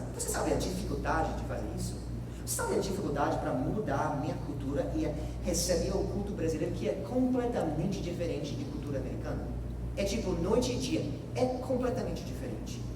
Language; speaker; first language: Portuguese; non-native, fluent; English